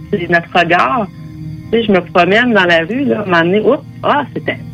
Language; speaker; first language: French; native; French